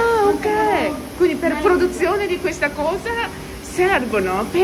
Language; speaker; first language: Italian; non-native, learner; Japanese